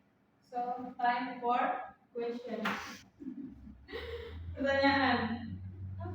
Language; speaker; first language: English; non-native, fluent; Indonesian